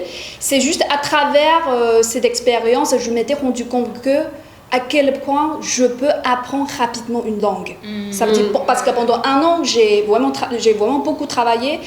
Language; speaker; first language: French; non-native, fluent; Chinese